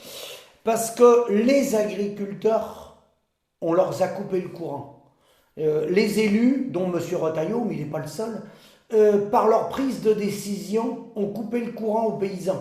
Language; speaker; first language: French; native; French